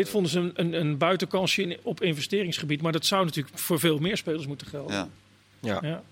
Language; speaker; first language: Dutch; native; Dutch